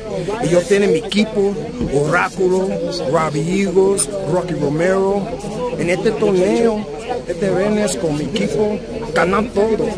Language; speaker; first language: Spanish; early bilingual, heritage; English